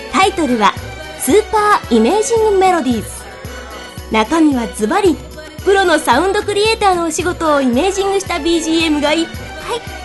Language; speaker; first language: Japanese; native; Japanese